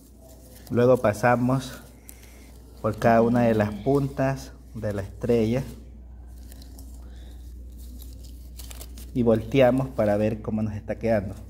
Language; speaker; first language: Spanish; native; Spanish